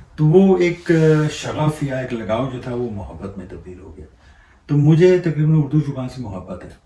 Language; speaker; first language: Urdu; non-native, local second language; Punjabi